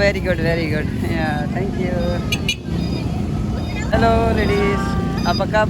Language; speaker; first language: English; non-native, learner; Saraiki